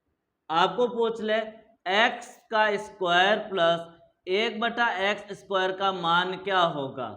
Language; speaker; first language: Hindi; native; Hindi